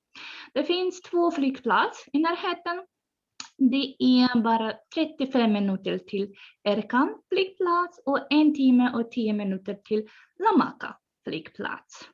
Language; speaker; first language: Swedish; non-native, fluent; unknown